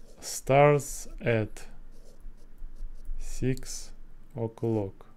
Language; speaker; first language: English; non-native, learner; Russian